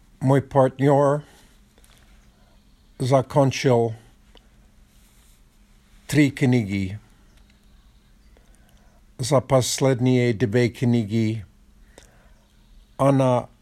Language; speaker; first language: Russian; non-native, learner; Polish